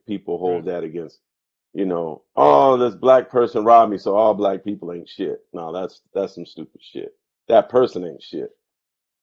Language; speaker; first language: English; native; English